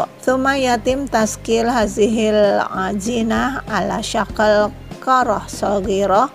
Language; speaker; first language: Arabic; non-native, learner; Indonesian